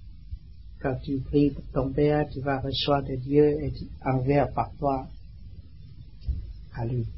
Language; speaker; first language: French; non-native, learner; Vietnamese